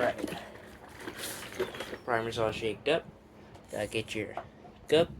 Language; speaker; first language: English; native; English